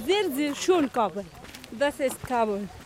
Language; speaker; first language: German; non-native, learner; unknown